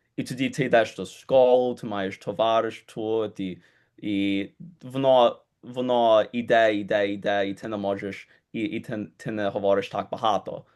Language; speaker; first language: Ukrainian; early bilingual, heritage; Ukrainian